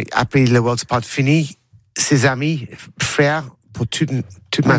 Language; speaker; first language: French; non-native, learner; English